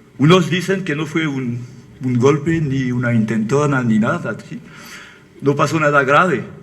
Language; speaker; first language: Spanish; non-native, fluent; French